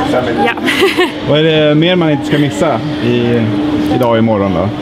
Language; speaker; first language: Swedish; native; Swedish